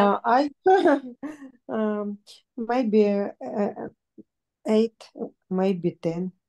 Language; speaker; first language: English; non-native, learner; Russian